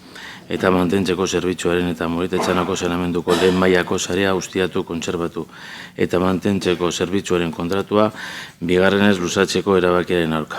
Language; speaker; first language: Basque; native; Basque